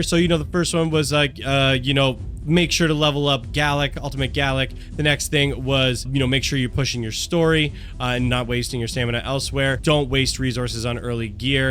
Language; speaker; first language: English; native; English